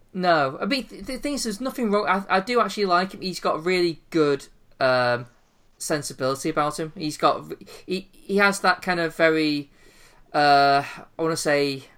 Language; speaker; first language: English; native; English